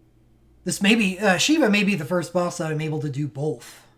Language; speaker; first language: English; native; English